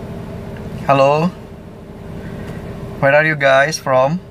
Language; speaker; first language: English; non-native, learner; Indonesian